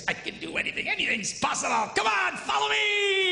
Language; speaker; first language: English; native; English